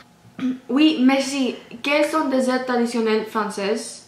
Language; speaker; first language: French; non-native, learner; English